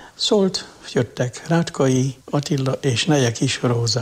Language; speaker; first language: Hungarian; native; Hungarian